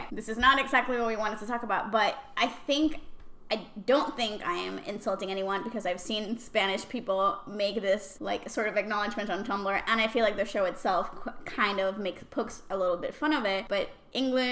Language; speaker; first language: English; non-native, fluent; Spanish